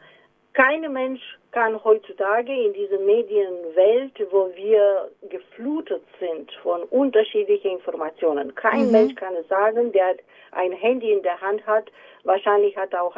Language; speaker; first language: German; non-native, fluent; Romanian